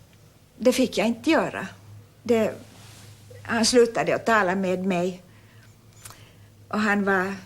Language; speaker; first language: Swedish; non-native, local second language; Finnish